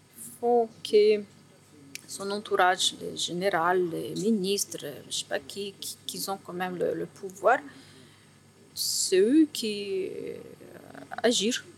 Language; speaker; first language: French; non-native, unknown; Ukrainian